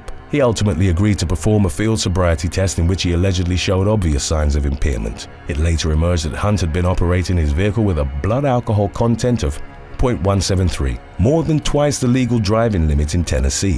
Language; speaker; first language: English; native; English